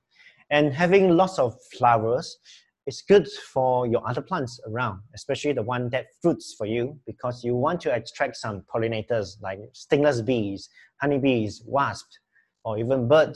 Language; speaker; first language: English; non-native, local second language; Chinese